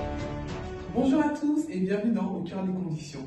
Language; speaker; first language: French; native; French